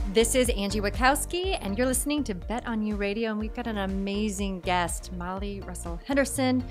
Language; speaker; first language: English; native; English